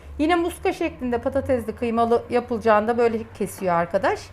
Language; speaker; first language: Turkish; native; Turkish